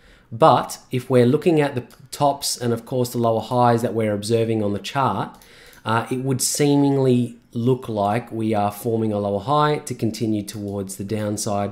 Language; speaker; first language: English; native; English